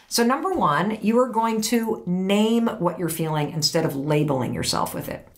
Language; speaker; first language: English; native; English